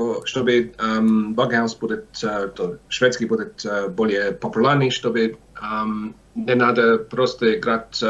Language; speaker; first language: Russian; non-native, learner; English